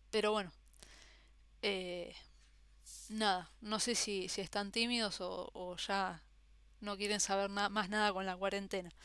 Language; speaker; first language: Spanish; native; Spanish